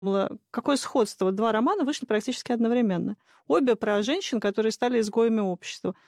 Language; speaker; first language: Russian; native; Russian